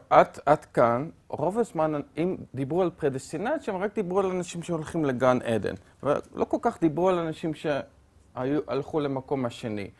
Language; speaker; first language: Hebrew; non-native, fluent; Dutch